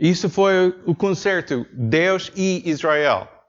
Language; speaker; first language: Portuguese; non-native, learner; English